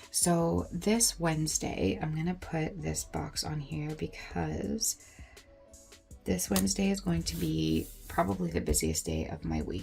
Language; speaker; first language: English; native; English